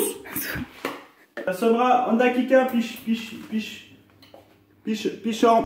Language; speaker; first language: Turkish; non-native, learner; French